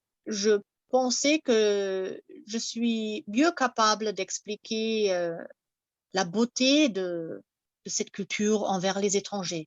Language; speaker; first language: French; non-native, fluent; German